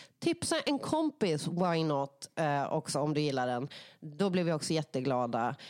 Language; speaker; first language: Swedish; native; Swedish